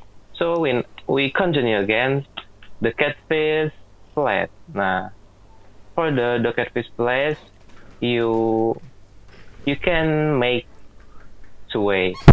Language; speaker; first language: English; non-native, learner; Indonesian